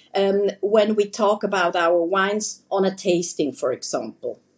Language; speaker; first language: English; non-native, fluent; German